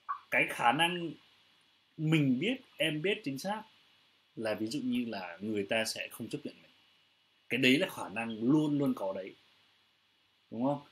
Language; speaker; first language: Vietnamese; native; Vietnamese